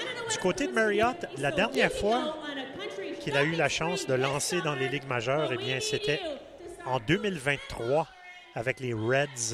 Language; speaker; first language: French; native; French